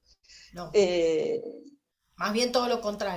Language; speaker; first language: Spanish; native; Spanish